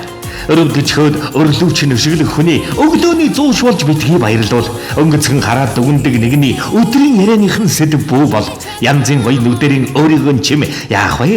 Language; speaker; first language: Mongolian; native; Mongolian